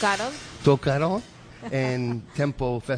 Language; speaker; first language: Spanish; non-native, learner; English